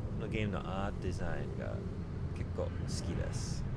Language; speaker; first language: Japanese; non-native, learner; English